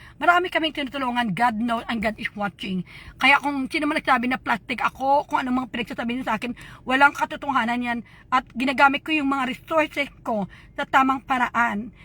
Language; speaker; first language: Filipino; non-native, local second language; Hiligaynon